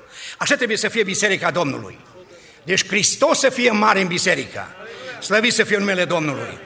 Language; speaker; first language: Romanian; native; Romanian